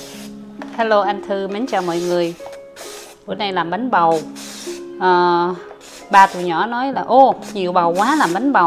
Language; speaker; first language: Vietnamese; native; Vietnamese